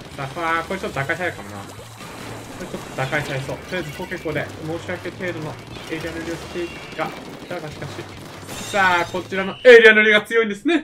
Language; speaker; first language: Japanese; native; Japanese